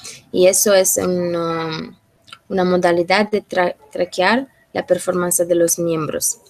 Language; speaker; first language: Spanish; non-native, learner; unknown